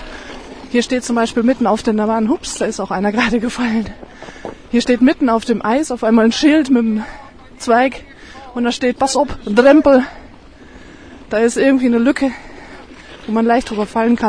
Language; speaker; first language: German; native; German